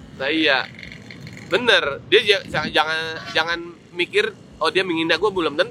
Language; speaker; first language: Indonesian; native; Indonesian